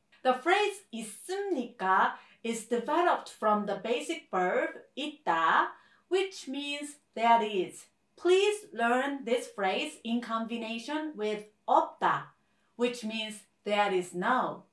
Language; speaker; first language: English; non-native, fluent; Korean